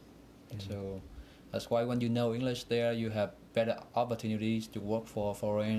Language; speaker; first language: English; non-native, fluent; Vietnamese